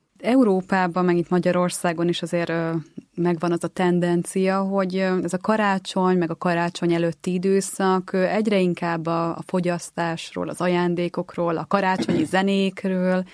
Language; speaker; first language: Hungarian; native; Hungarian